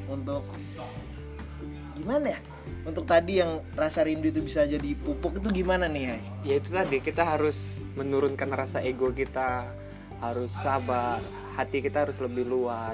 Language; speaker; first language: Indonesian; native; Indonesian